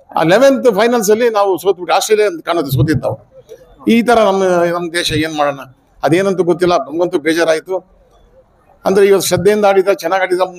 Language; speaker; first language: Kannada; native; Kannada